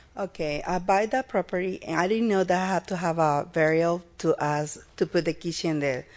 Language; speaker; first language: English; non-native, learner; Spanish